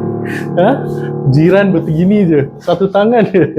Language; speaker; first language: Malay; native; Malay